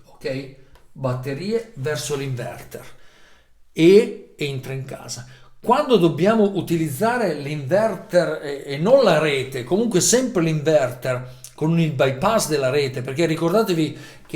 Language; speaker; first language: Italian; native; Italian